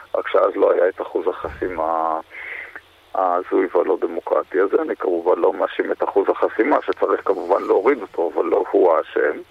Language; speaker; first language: Hebrew; native; Hebrew